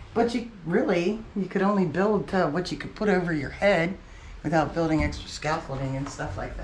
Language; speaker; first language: English; native; English